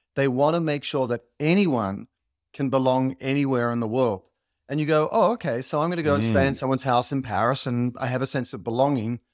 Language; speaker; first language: English; native; English